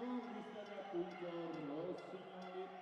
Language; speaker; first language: Italian; native; Italian